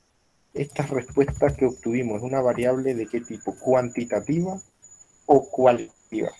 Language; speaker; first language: Spanish; native; Spanish